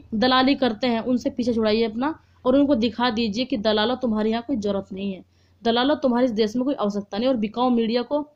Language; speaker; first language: Hindi; native; Hindi